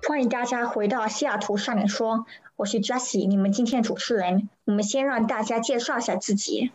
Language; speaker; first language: Chinese; early bilingual, heritage; Chinese